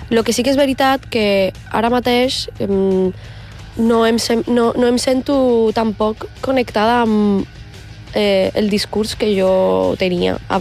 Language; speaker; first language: Catalan; early bilingual, other home language; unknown